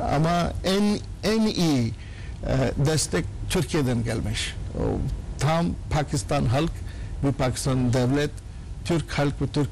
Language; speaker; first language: Turkish; non-native, learner; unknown